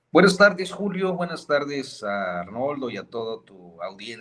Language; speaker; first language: Spanish; native; Spanish